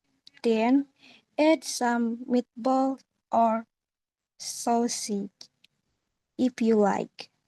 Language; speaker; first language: English; non-native, learner; Indonesian